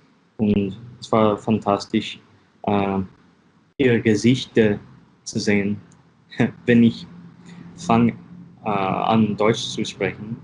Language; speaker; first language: German; non-native, learner; English